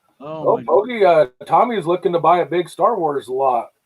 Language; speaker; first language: English; native; English